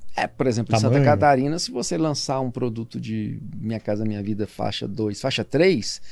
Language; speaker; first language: Portuguese; native; Portuguese